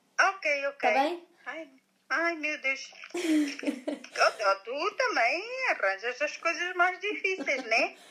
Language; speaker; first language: Portuguese; native; Portuguese